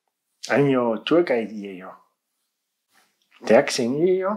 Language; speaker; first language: Korean; non-native, learner; German